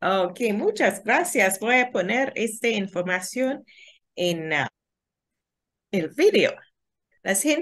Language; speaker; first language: Spanish; non-native, learner; English